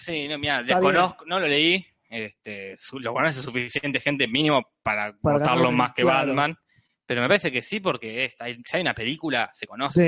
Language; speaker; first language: Spanish; native; Spanish